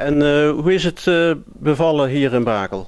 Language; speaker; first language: Dutch; native; Dutch